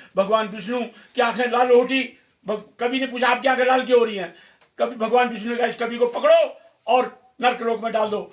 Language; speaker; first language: Hindi; native; Hindi